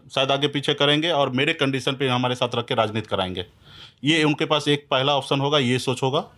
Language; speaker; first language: Hindi; native; Hindi